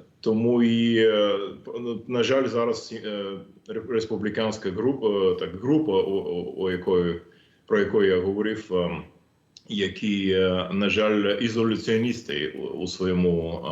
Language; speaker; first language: Ukrainian; non-native, fluent; English